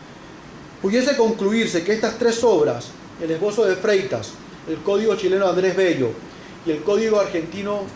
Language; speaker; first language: Spanish; native; Spanish